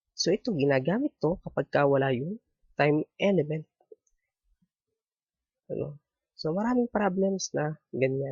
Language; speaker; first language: Filipino; native; Filipino